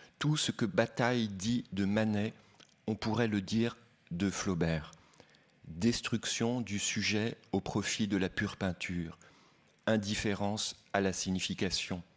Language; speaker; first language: French; native; French